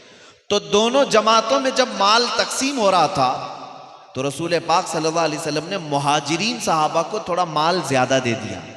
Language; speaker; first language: Urdu; native; Urdu